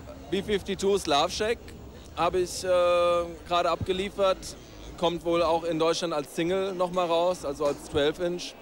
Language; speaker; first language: German; native; German